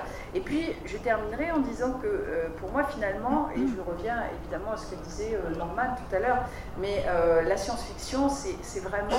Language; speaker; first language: French; native; French